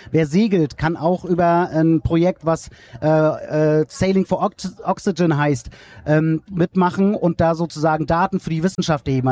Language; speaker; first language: German; native; German